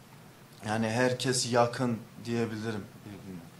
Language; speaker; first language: Turkish; early bilingual, heritage; English